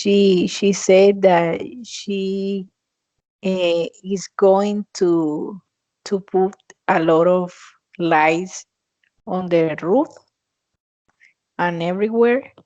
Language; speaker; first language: English; non-native, fluent; Spanish